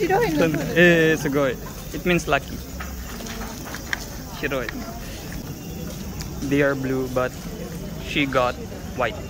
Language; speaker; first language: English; non-native, local second language; Filipino